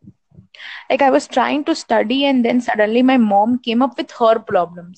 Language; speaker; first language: English; non-native, local second language; Hindi